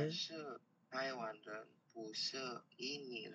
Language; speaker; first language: Chinese; non-native, learner; Indonesian